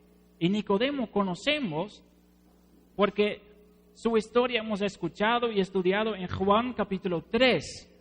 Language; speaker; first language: Spanish; non-native, fluent; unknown